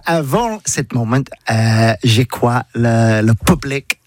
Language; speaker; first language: French; non-native, learner; English